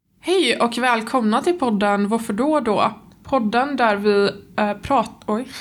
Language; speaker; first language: Swedish; non-native, fluent; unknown